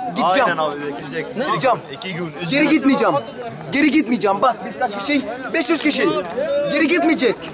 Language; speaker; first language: Turkish; non-native, fluent; Arabic